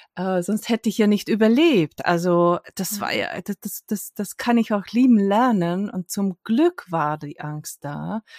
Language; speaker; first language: German; non-native, fluent; Hungarian